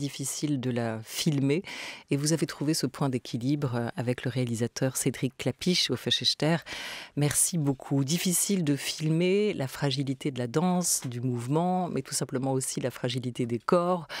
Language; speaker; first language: French; native; French